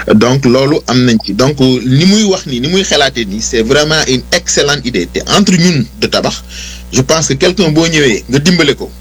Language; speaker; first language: French; non-native, local second language; Wolof